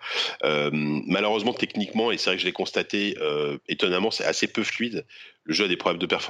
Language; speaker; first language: French; native; French